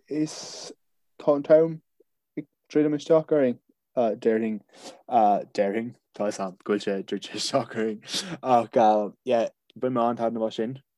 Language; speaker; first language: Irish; non-native, local second language; English